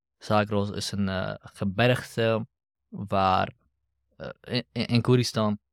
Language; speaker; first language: Dutch; early bilingual, other home language; Kurdish